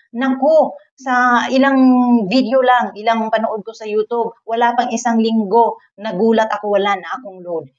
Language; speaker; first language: Filipino; native; Filipino